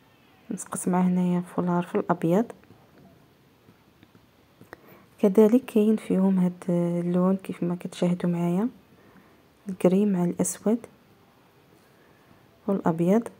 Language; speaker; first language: Arabic; native; Arabic